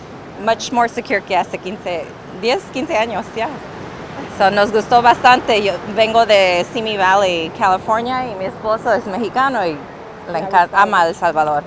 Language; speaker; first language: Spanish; early bilingual, heritage; Spanish